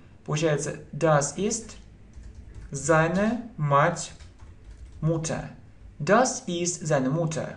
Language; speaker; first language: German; non-native, fluent; Russian